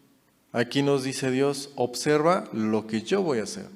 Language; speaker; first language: Spanish; native; Spanish